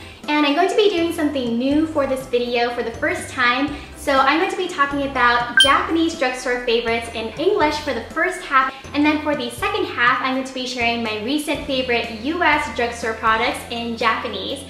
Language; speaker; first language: English; early bilingual, other home language; Japanese